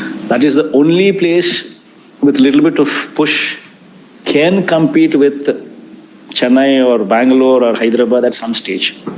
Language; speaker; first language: English; non-native, local second language; Telugu